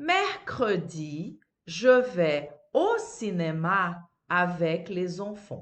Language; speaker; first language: French; non-native, fluent; Portuguese